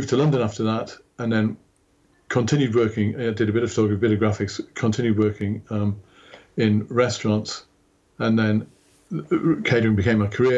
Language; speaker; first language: English; native; English